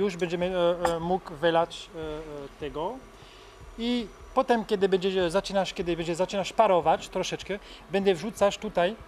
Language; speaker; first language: Polish; non-native, learner; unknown